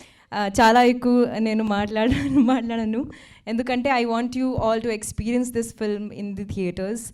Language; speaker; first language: Telugu; non-native, fluent; Hindi